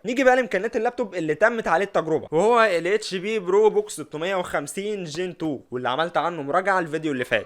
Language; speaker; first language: Arabic; native; Arabic